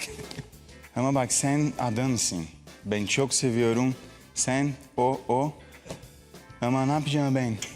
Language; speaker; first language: Turkish; non-native, learner; Portuguese